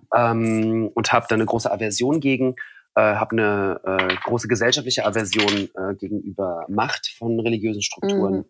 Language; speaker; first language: German; early bilingual, other home language; Russian